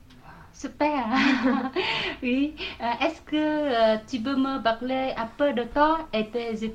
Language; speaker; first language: French; non-native, learner; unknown